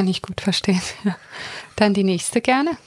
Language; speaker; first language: German; native; German